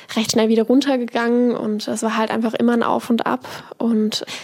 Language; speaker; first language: German; native; German